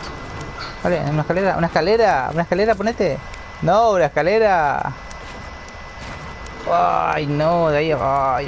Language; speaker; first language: Spanish; native; Spanish